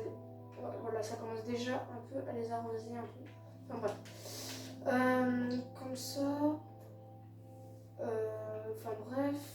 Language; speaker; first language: French; native; French